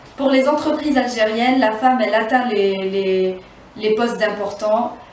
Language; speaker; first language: French; non-native, local second language; Arabic